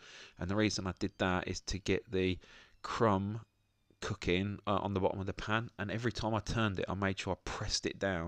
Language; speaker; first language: English; native; English